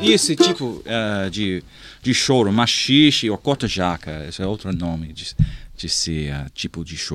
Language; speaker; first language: Portuguese; non-native, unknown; English